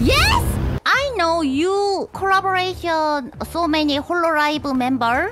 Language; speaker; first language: English; non-native, learner; Korean